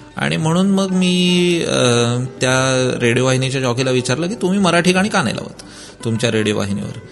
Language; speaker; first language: Marathi; native; Marathi